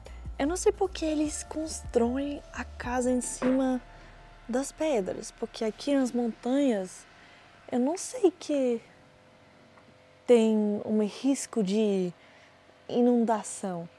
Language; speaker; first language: Portuguese; non-native, fluent; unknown